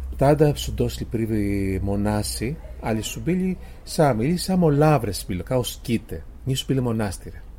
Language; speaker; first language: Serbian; non-native, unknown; Greek